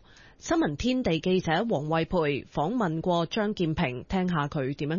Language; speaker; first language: Cantonese; native; Cantonese